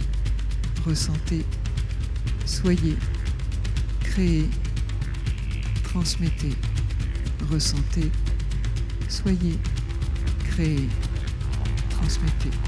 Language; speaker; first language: French; native; French